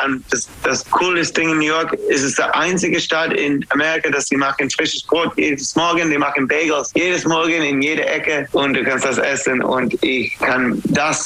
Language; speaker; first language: German; non-native, learner; English